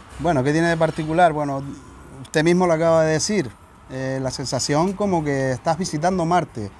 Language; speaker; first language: Spanish; native; Spanish